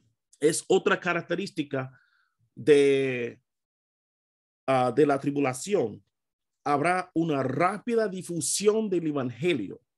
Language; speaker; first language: Spanish; non-native, fluent; English